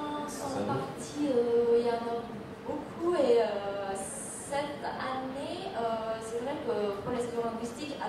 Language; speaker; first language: French; non-native, fluent; Indonesian